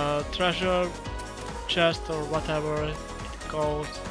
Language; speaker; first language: English; non-native, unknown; Hungarian